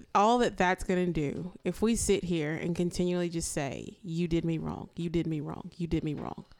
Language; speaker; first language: English; native; English